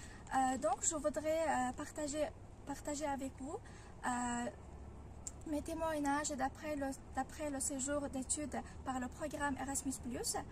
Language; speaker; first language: French; non-native, fluent; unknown